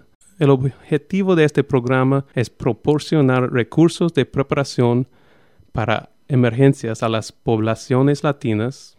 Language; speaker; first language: Spanish; non-native, fluent; English